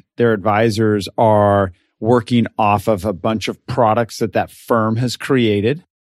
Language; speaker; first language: English; native; English